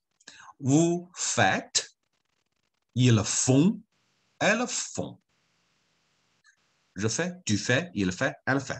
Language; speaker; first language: French; non-native, fluent; Chinese